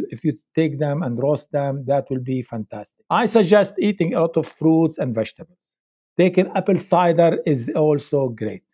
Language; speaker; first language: English; non-native, fluent; Arabic